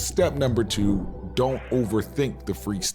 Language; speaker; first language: English; native; English